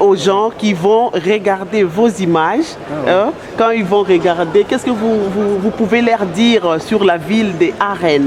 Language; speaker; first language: French; non-native, local second language; Lingala